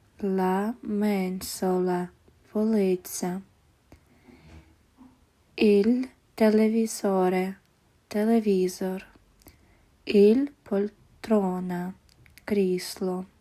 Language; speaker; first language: Italian; non-native, learner; Ukrainian